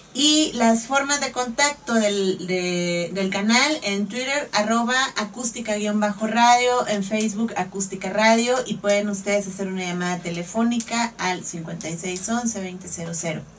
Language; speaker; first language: Spanish; native; Spanish